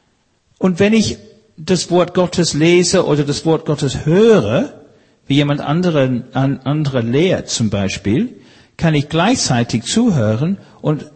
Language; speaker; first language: German; non-native, fluent; English